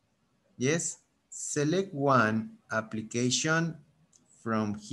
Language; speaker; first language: English; non-native, fluent; Spanish